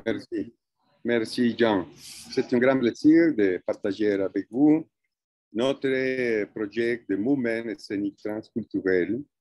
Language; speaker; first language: French; non-native, fluent; Spanish